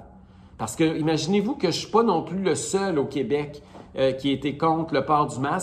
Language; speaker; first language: French; native; French